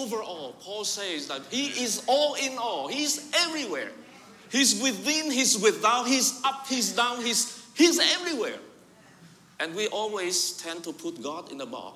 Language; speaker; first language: English; non-native, fluent; Vietnamese